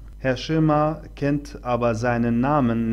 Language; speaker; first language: German; non-native, fluent; Arabic